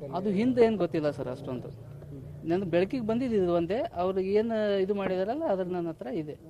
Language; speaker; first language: Kannada; non-native, local second language; Lambadi